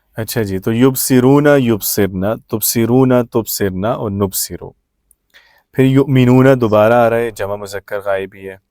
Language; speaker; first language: Urdu; native; Urdu